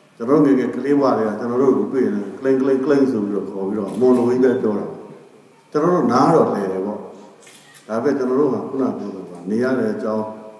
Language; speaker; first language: Burmese; native; Burmese